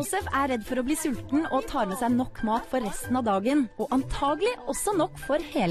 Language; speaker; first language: Norwegian; native; Norwegian